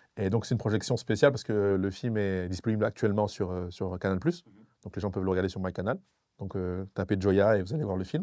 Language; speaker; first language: French; non-native, local second language; Sango